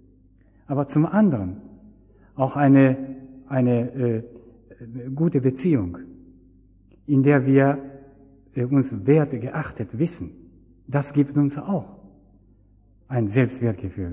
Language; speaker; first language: German; non-native, fluent; Japanese